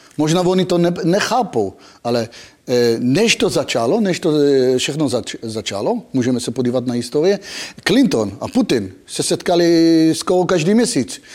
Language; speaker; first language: Czech; non-native, fluent; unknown